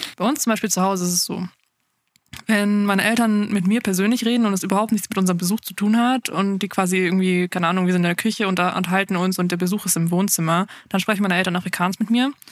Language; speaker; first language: German; early bilingual, other home language; Afrikaans